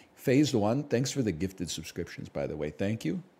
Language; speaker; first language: English; native; English